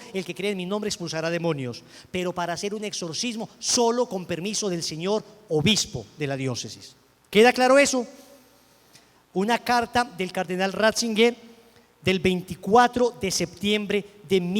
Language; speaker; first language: Spanish; native; Spanish